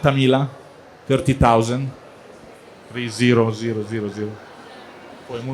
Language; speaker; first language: Portuguese; non-native, learner; Italian